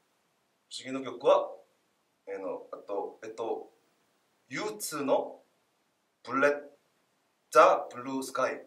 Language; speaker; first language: Japanese; non-native, learner; Korean